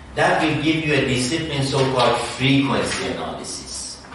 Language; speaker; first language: English; non-native, fluent; Persian